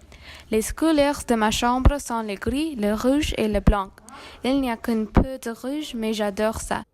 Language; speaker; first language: French; non-native, learner; English